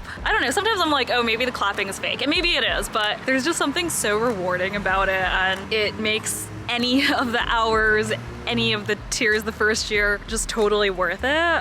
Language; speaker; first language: English; early bilingual, other home language; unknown